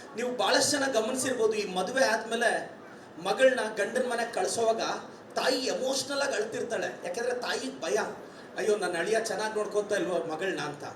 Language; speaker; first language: Kannada; native; Kannada